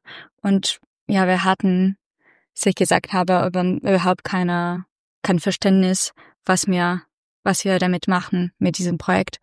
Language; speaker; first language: German; non-native, fluent; Russian